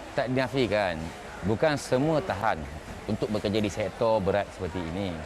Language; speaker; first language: Malay; native; Malay